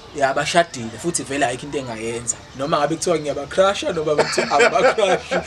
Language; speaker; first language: Zulu; native; Zulu